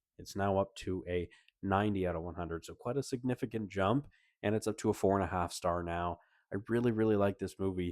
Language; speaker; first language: English; native; English